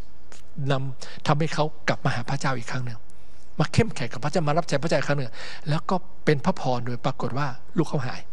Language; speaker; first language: Thai; native; Thai